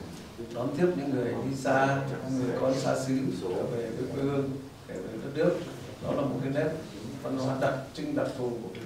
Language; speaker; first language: Vietnamese; native; Vietnamese